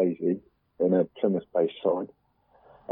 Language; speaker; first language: English; native; English